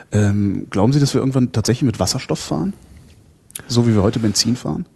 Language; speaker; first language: German; native; German